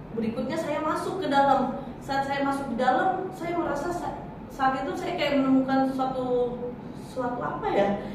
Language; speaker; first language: Indonesian; native; Indonesian